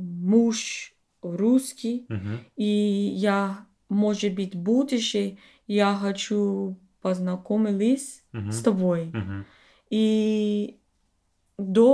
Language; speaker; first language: Russian; non-native, learner; English